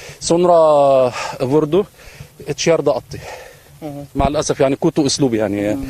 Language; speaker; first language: Turkish; non-native, learner; Arabic